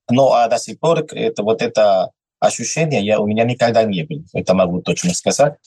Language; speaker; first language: Russian; non-native, learner; Spanish